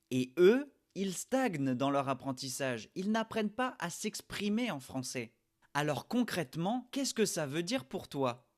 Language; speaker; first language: French; native; French